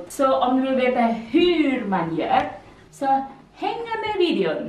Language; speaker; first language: Swedish; non-native, learner; Indonesian